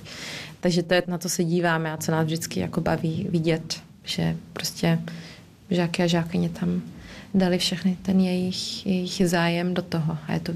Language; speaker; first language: Czech; early bilingual, heritage; Czech